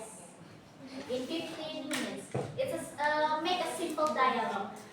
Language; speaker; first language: English; non-native, learner; Indonesian